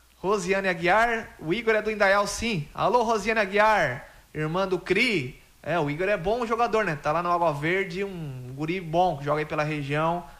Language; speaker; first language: Portuguese; native; Portuguese